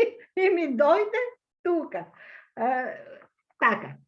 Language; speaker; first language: Macedonian; early bilingual, heritage; Greek